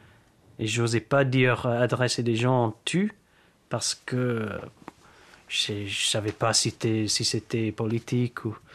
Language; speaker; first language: French; non-native, fluent; English